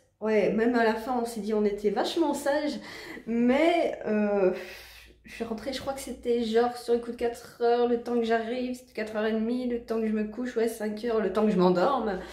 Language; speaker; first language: French; native; French